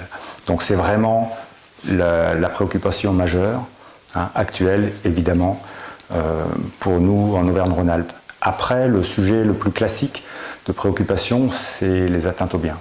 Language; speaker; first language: French; native; French